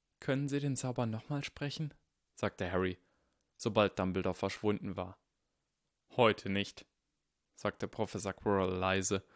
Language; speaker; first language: German; native; German